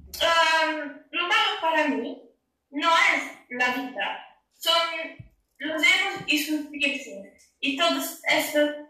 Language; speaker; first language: Spanish; non-native, learner; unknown